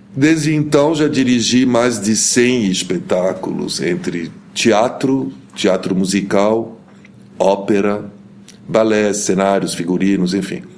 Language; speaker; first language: Portuguese; early bilingual, heritage; Portuguese